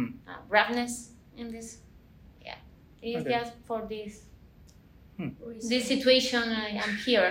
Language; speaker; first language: English; non-native, learner; Spanish